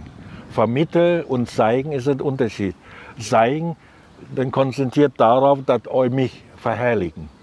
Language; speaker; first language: German; non-native, learner; Thai